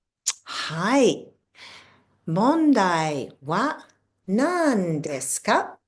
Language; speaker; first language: Japanese; non-native, fluent; English